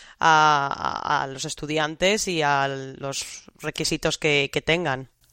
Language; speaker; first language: Spanish; native; Spanish